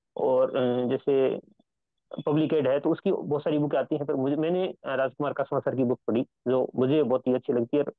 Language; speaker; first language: Hindi; native; Hindi